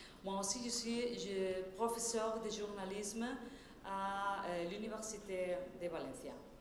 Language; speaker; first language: French; non-native, fluent; Spanish